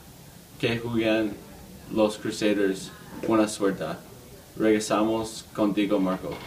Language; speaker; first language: Spanish; non-native, learner; English